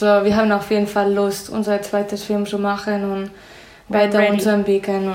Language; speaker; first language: German; non-native, fluent; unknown